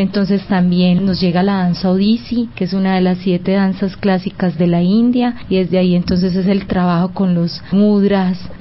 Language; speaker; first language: Spanish; native; Spanish